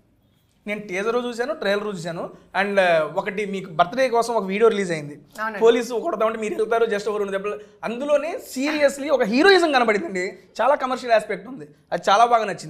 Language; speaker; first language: Telugu; native; Telugu